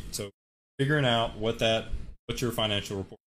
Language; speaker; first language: English; native; English